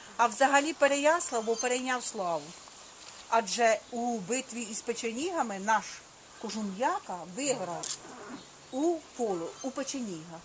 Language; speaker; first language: Ukrainian; native; Ukrainian